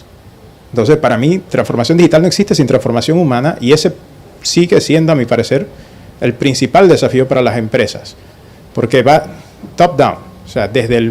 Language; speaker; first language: Spanish; native; Spanish